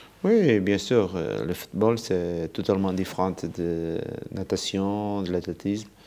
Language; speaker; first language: French; non-native, fluent; Portuguese